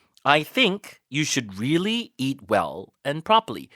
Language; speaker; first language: English; non-native, fluent; Korean